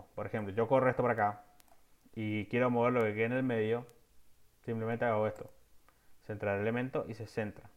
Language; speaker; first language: Spanish; native; Spanish